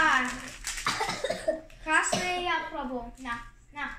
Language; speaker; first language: Russian; early bilingual, heritage; Russian